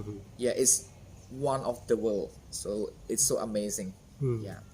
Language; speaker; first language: English; non-native, fluent; Khmer